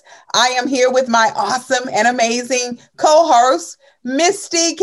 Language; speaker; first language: English; native; English